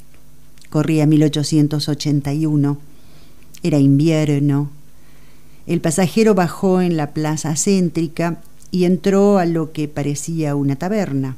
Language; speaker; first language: Spanish; native; Spanish